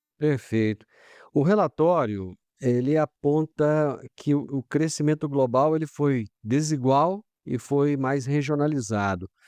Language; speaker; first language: Portuguese; native; Portuguese